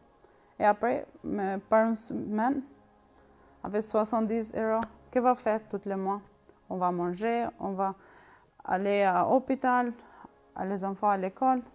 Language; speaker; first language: French; non-native, learner; Albanian